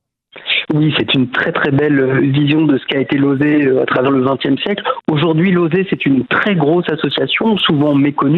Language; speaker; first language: French; native; French